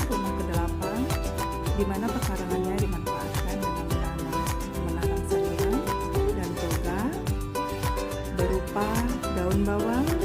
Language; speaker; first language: Indonesian; native; Indonesian